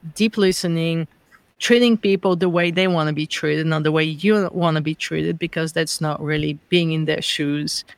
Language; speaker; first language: English; non-native, fluent; Bulgarian